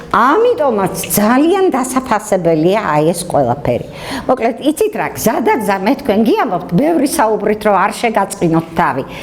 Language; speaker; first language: Georgian; native; Georgian